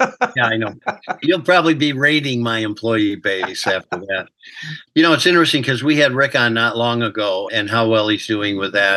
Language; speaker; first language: English; native; English